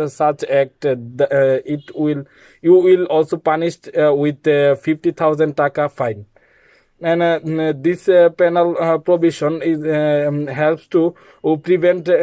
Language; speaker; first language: English; non-native, learner; Bangla